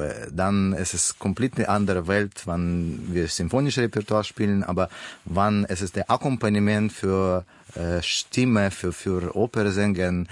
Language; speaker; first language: German; non-native, learner; Russian